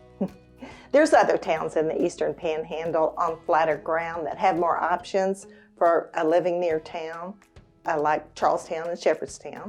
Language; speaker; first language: English; native; English